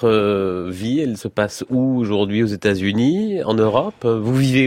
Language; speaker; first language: French; native; French